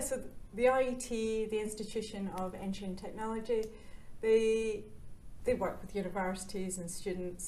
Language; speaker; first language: English; native; English